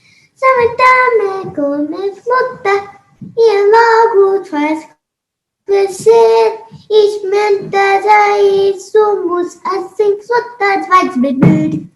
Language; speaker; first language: Portuguese; early bilingual, heritage; English